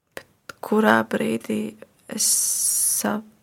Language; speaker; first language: Latvian; native; Latvian